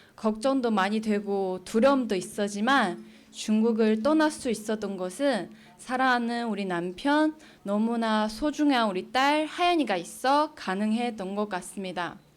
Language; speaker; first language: Korean; non-native, fluent; Chinese